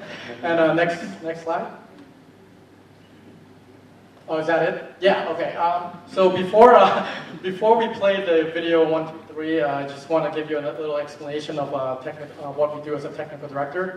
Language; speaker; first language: English; non-native, fluent; Thai